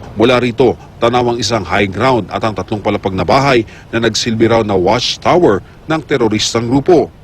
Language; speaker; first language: Filipino; native; Filipino